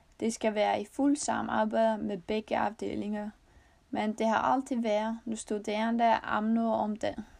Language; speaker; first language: Danish; non-native, learner; Icelandic